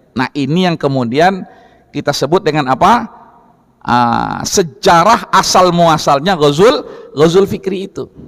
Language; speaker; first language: Indonesian; non-native, local second language; Minangkabau